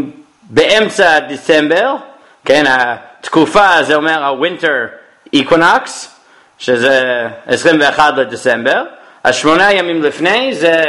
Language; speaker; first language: Hebrew; non-native, fluent; English